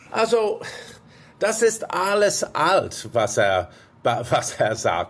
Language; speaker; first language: German; non-native, fluent; English